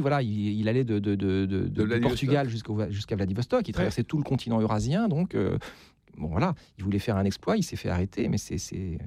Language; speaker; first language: French; native; French